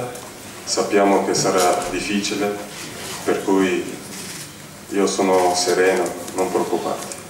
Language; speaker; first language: Italian; non-native, fluent; Turkish